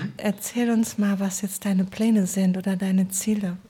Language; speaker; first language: German; native; German